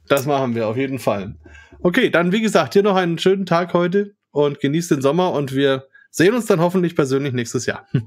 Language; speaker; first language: German; native; German